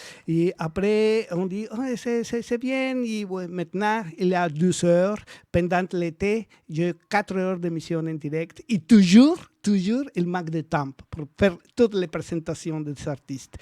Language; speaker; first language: French; non-native, learner; Spanish